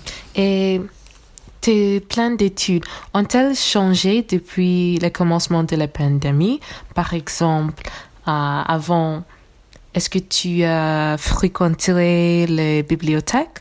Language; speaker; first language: French; non-native, learner; English